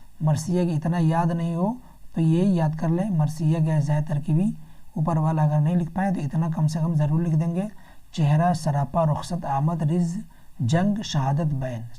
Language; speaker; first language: Urdu; native; Urdu